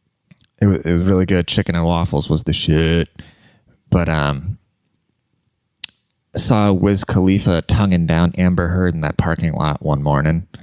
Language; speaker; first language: English; native; English